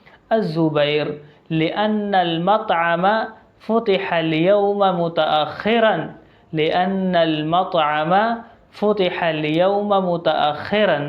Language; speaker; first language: Arabic; non-native, fluent; Urdu